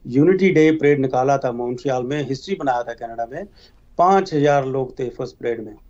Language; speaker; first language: Hindi; native; Hindi